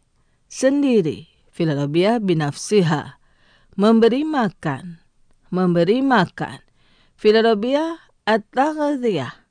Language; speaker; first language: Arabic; non-native, fluent; Indonesian